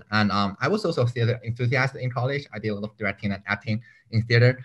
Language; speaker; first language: English; non-native, fluent; Chinese